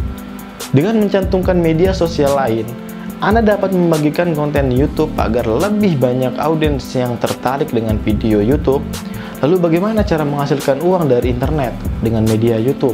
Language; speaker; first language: Indonesian; native; Indonesian